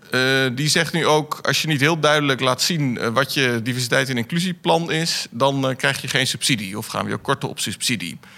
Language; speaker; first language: Dutch; native; Dutch